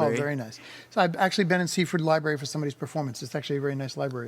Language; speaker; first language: English; native; English